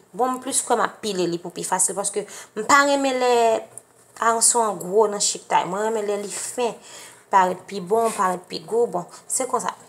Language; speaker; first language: French; non-native, learner; Haitian Creole